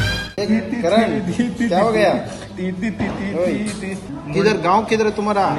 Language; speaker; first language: Hindi; non-native, local second language; Kannada